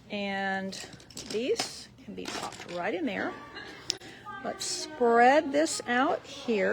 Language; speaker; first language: English; native; English